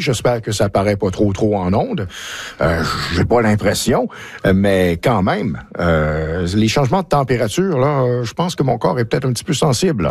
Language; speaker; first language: French; native; French